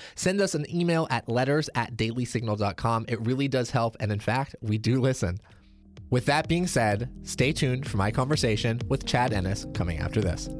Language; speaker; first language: English; native; English